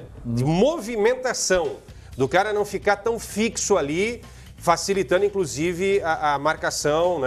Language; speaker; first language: Portuguese; native; Portuguese